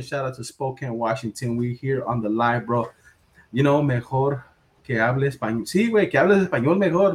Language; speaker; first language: Spanish; early bilingual, heritage; Spanish